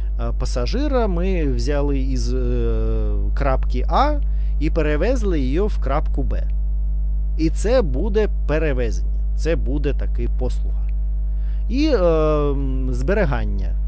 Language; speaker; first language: Ukrainian; non-native, learner; Russian